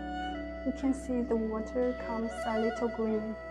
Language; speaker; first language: English; non-native, learner; Chinese